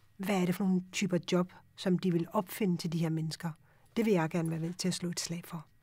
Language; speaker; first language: Danish; early bilingual, other home language; Urdu